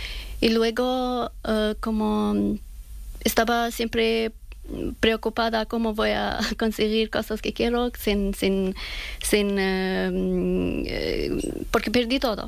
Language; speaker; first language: Spanish; non-native, learner; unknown